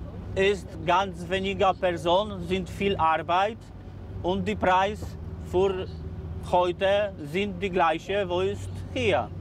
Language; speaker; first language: German; non-native, learner; Polish